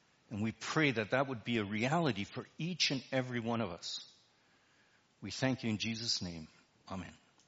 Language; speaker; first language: English; native; English